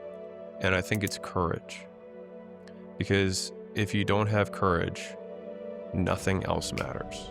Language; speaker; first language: English; native; English